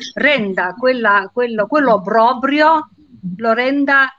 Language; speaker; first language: Italian; non-native, local second language; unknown